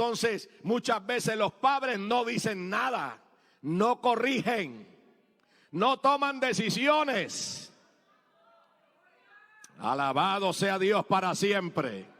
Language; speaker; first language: Spanish; native; Spanish